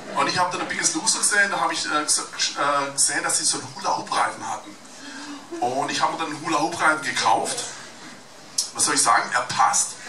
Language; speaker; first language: German; native; German